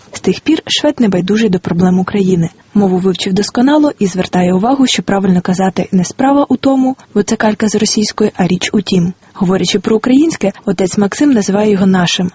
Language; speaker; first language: Ukrainian; native; Ukrainian